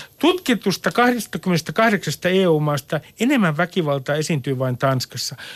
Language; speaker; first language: Finnish; native; Finnish